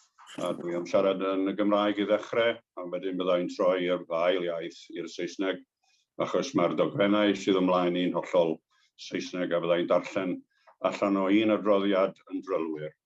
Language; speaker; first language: Welsh; native; Welsh